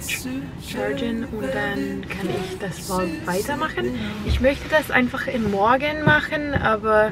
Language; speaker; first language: German; non-native, learner; English